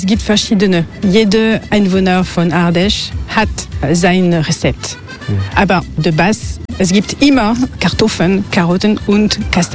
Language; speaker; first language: German; non-native, learner; French